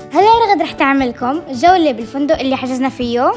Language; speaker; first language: Arabic; native; Arabic